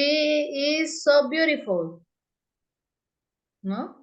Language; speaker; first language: English; non-native, learner; Spanish